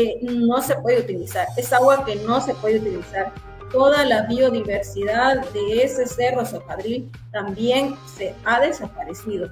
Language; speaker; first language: Spanish; native; Spanish